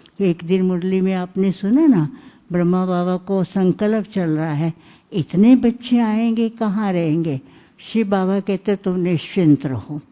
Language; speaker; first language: Hindi; native; Hindi